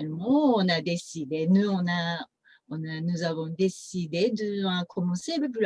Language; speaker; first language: French; non-native, fluent; Japanese